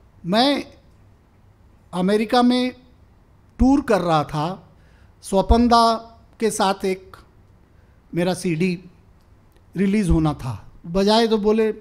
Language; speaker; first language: Hindi; native; Hindi